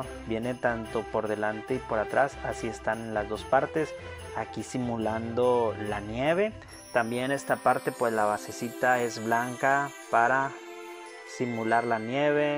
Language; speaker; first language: Spanish; native; Spanish